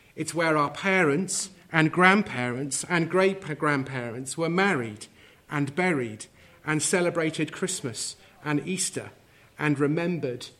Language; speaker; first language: English; native; English